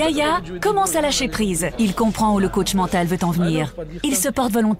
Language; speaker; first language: French; native; French